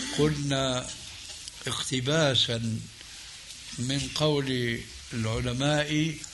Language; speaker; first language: Arabic; native; Arabic